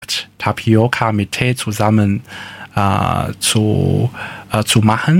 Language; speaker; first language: German; non-native, learner; Chinese